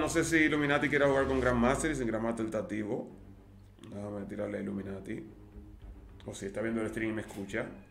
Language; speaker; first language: Spanish; native; Spanish